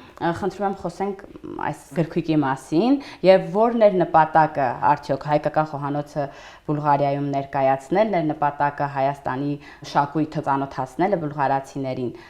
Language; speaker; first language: Armenian; native; Armenian